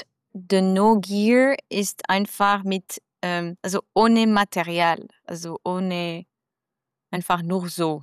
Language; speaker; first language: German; non-native, fluent; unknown